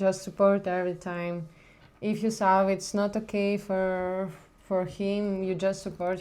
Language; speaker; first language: English; non-native, learner; Ukrainian